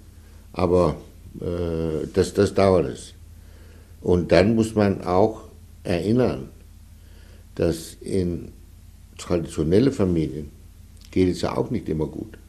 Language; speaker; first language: German; non-native, fluent; Danish